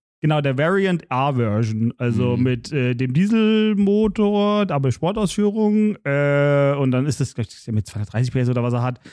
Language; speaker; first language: German; native; German